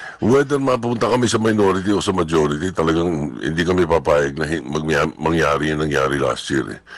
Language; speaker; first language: Filipino; native; Filipino